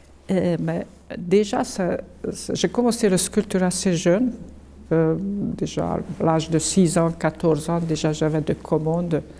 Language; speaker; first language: French; non-native, fluent; Hungarian